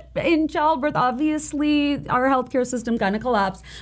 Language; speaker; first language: English; non-native, local second language; Bangla